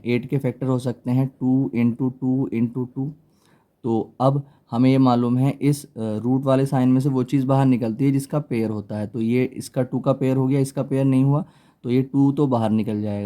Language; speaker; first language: Hindi; native; Hindi